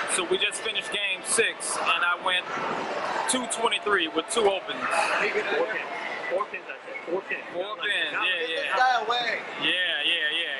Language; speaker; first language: English; native; English